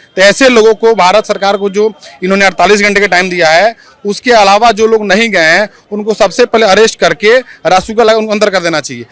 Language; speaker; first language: Hindi; native; Hindi